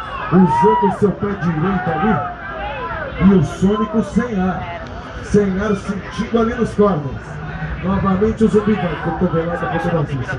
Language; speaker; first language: Portuguese; native; Portuguese